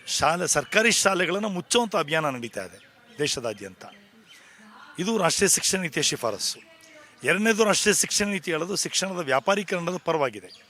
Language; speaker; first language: Kannada; native; Kannada